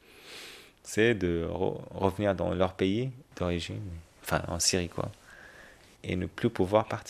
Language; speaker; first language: French; non-native, fluent; Arabic